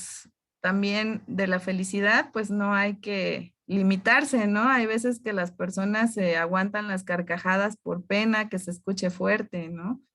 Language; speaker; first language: Spanish; native; Spanish